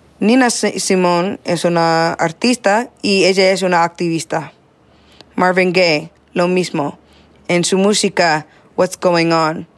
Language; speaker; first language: Spanish; non-native, learner; English